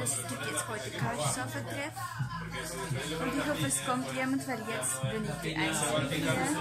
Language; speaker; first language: German; non-native, fluent; Russian